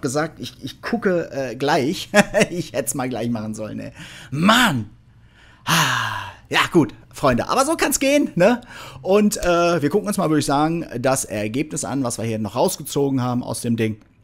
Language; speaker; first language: German; native; German